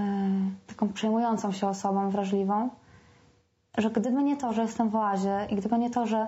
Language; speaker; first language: Polish; native; Polish